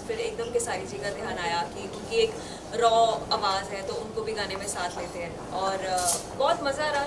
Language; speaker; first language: Hindi; non-native, local second language; Punjabi